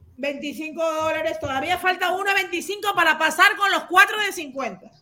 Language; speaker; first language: Spanish; native; Spanish